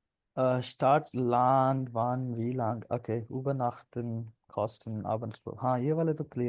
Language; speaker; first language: German; non-native, learner; Punjabi